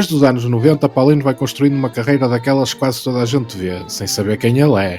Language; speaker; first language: Portuguese; native; Portuguese